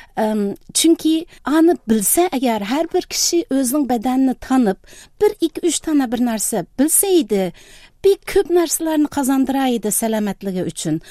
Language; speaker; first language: Tatar; early bilingual, heritage; Tatar